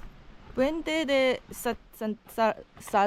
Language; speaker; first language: Spanish; non-native, learner; Korean